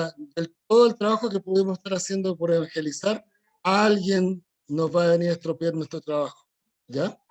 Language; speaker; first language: Spanish; native; Spanish